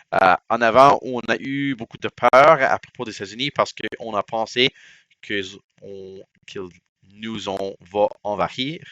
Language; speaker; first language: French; non-native, local second language; English